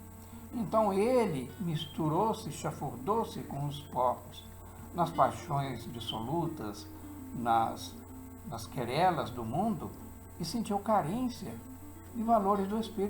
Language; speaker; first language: Portuguese; native; Portuguese